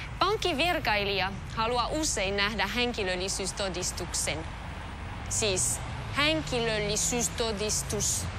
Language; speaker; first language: Finnish; non-native, fluent; French